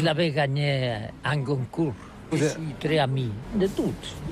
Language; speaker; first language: French; non-native, learner; Catalan